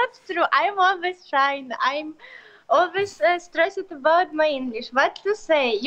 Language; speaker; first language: English; non-native, learner; Ukrainian